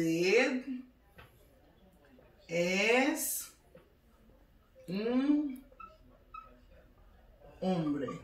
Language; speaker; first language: Spanish; non-native, learner; Haitian Creole